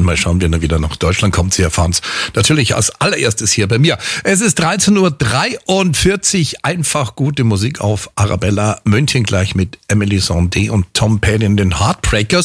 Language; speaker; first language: German; native; German